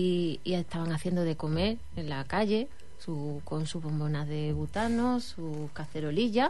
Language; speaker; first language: Spanish; native; Spanish